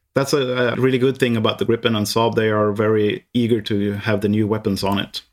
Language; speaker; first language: English; non-native, fluent; Swedish